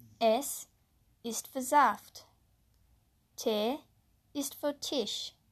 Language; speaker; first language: German; non-native, learner; English